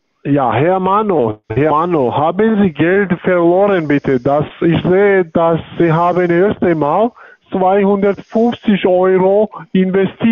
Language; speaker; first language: German; non-native, learner; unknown